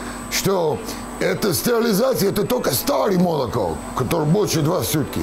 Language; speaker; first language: Russian; non-native, learner; English